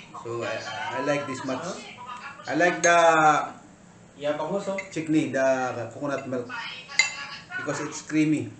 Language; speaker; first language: English; non-native, learner; Filipino